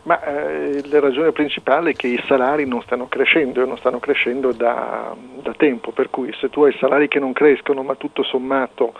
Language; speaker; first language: Italian; native; Italian